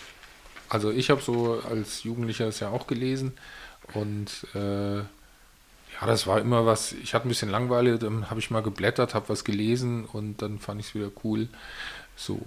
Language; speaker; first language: German; native; German